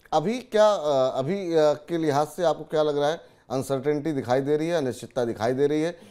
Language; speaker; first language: Hindi; native; Hindi